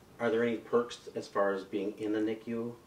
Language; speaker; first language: English; native; English